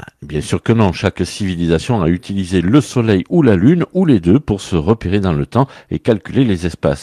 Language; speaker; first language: French; native; French